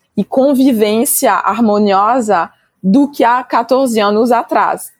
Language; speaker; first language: Portuguese; non-native, fluent; French